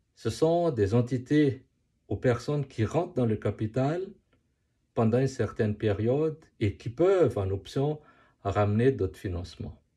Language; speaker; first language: French; non-native, local second language; Malagasy